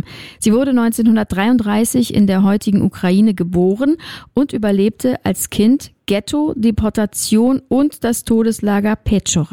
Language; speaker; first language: German; native; German